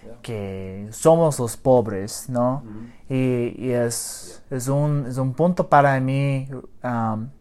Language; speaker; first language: Spanish; early bilingual, heritage; English